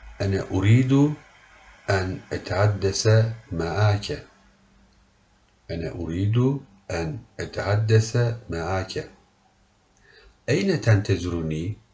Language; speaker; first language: Arabic; non-native, learner; Turkish